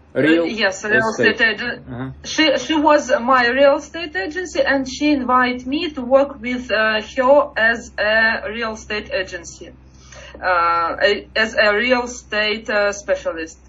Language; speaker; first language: English; non-native, learner; Russian